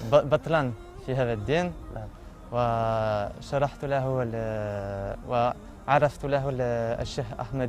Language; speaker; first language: Arabic; non-native, learner; French